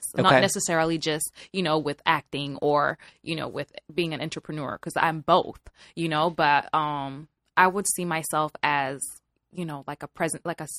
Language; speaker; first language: English; early bilingual, other home language; Swahili